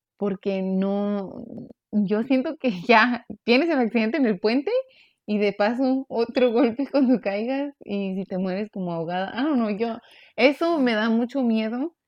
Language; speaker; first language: Spanish; early bilingual, heritage; Spanish